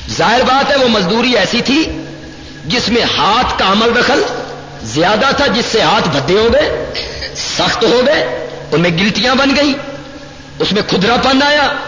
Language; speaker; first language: Urdu; non-native, local second language; Punjabi